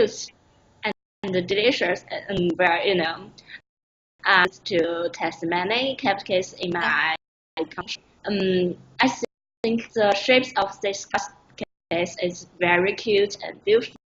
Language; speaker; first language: English; non-native, learner; Chinese